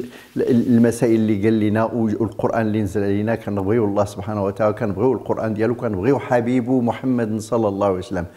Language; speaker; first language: Arabic; native; Arabic